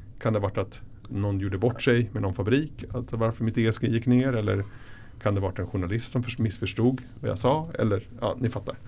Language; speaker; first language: Swedish; early bilingual, other home language; Spanish